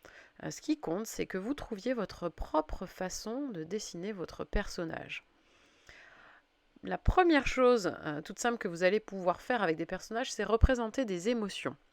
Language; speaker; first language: French; native; French